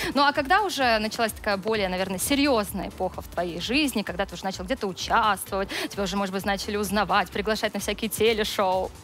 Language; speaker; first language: Russian; native; Russian